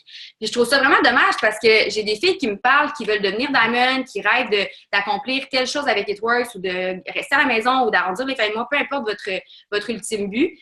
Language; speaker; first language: French; native; French